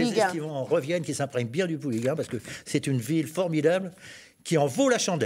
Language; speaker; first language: French; native; French